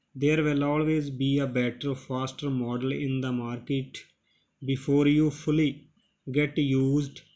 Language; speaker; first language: English; non-native, local second language; Punjabi